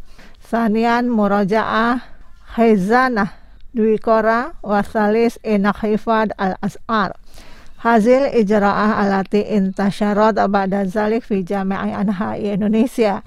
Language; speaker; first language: Arabic; non-native, fluent; Indonesian